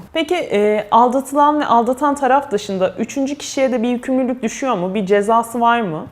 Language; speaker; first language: Turkish; native; Turkish